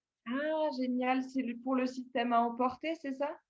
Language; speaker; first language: French; native; French